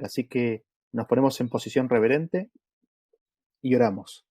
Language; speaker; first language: Spanish; native; Spanish